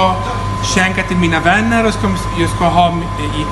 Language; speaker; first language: Swedish; non-native, learner; Italian